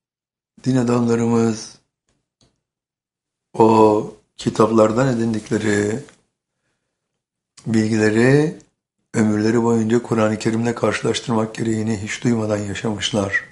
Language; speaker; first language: Turkish; native; Turkish